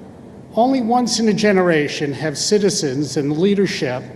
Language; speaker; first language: English; native; English